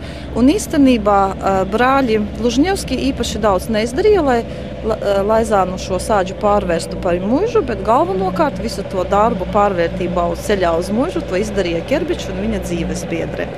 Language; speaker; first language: Latvian; native; Latvian